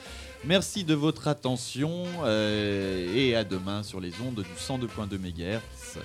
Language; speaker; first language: French; native; French